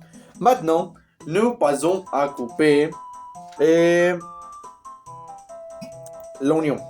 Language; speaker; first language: French; non-native, learner; Spanish